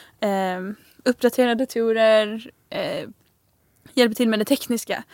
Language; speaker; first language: Swedish; native; Swedish